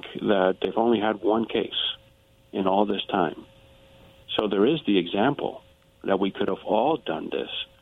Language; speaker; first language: English; early bilingual, other home language; Spanish